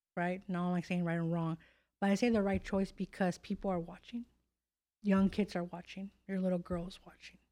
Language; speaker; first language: English; native; English